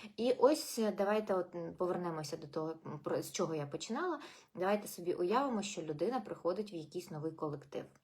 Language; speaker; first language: Ukrainian; non-native, local second language; Russian